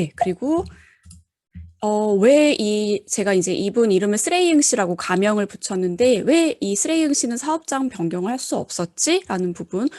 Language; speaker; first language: Korean; native; Korean